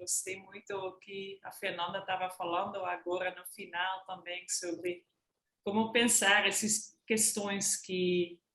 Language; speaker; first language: Portuguese; non-native, fluent; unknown